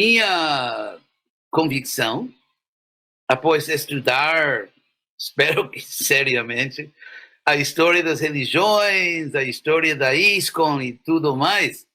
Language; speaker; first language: Portuguese; non-native, fluent; English